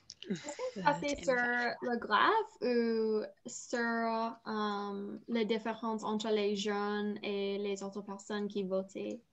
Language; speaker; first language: French; non-native, learner; English